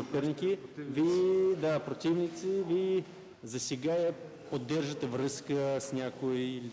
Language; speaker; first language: Bulgarian; non-native, learner; Russian